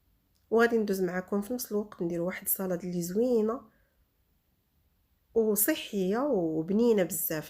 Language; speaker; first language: Arabic; native; Arabic